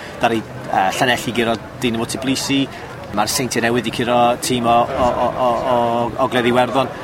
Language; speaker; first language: Welsh; native; Welsh